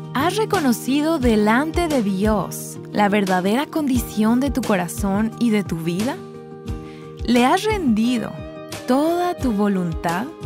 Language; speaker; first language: Spanish; native; Spanish